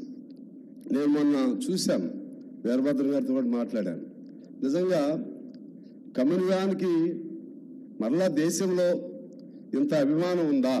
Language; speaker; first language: Telugu; native; Telugu